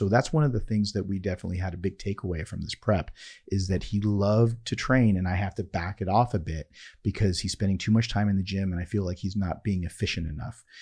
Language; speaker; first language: English; early bilingual, other home language; Persian